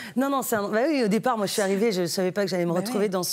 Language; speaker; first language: French; native; French